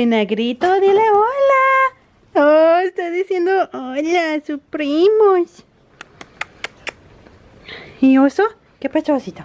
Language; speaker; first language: Spanish; early bilingual, heritage; Spanish